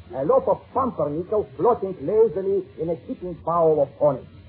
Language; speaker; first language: English; non-native, fluent; Russian